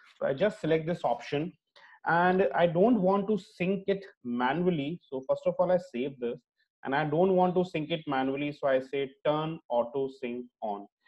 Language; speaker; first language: English; non-native, local second language; Hindi